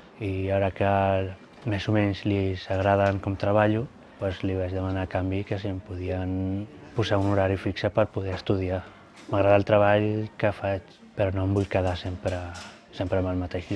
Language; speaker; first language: Catalan; early bilingual, other home language; Filipino